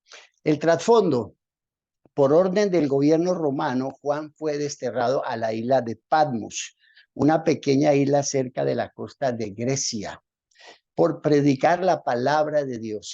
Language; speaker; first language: Spanish; native; Spanish